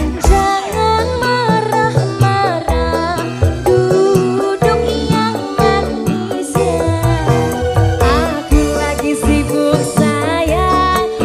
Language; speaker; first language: Indonesian; native; Indonesian